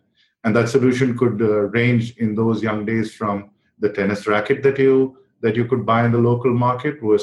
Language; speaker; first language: English; non-native, local second language; Hindi